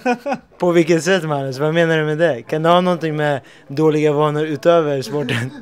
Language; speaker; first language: Swedish; native; Swedish